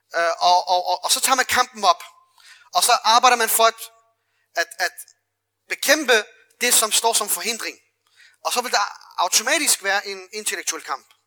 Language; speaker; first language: Danish; early bilingual, other home language; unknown